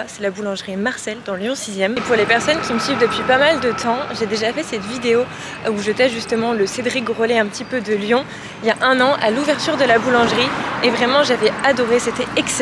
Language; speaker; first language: French; native; French